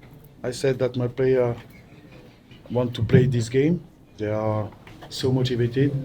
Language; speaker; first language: English; non-native, learner; French